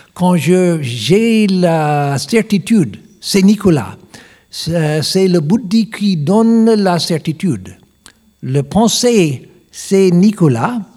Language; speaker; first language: French; non-native, learner; English